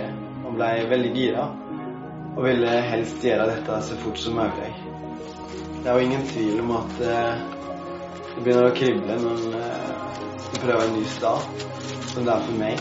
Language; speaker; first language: Norwegian; native; Norwegian